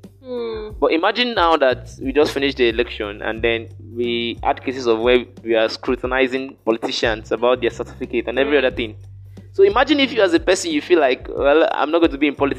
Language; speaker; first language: English; non-native, local second language; Yoruba